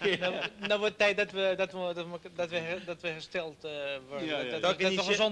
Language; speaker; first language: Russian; non-native, learner; Dutch